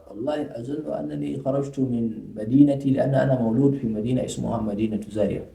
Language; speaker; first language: Arabic; non-native, fluent; Fula